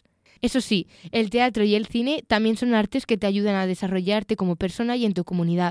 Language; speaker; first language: Spanish; native; Spanish